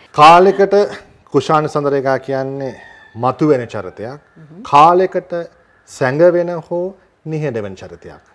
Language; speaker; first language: Sinhala; native; Sinhala